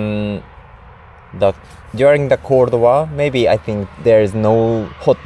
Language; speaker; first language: English; non-native, learner; Japanese